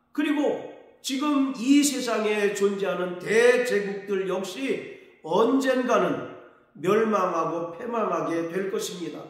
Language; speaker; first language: Korean; native; Korean